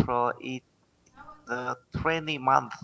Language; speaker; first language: English; non-native, learner; Vietnamese